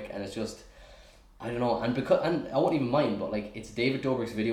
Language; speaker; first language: English; native; English